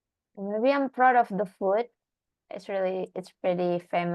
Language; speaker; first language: English; non-native, learner; Indonesian